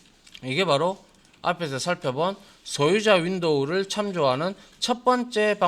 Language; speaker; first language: Korean; native; Korean